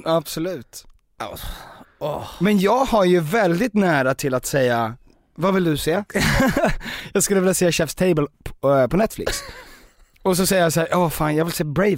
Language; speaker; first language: Swedish; native; Swedish